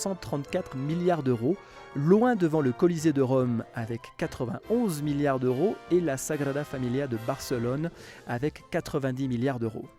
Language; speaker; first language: French; native; French